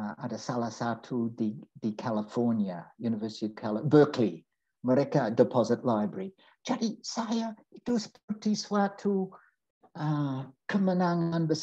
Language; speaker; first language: Indonesian; non-native, fluent; English